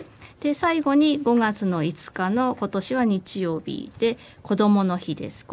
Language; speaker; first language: Japanese; native; Japanese